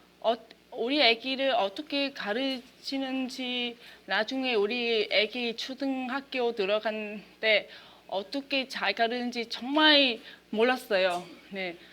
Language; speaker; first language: Korean; non-native, learner; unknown